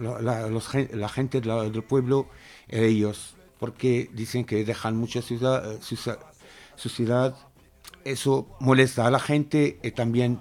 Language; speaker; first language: Spanish; non-native, fluent; Arabic